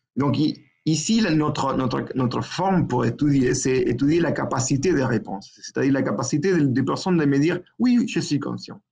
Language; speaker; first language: French; non-native, fluent; Spanish